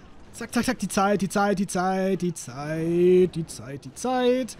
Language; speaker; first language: German; native; German